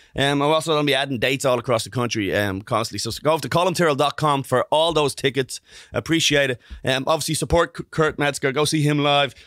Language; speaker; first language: English; native; English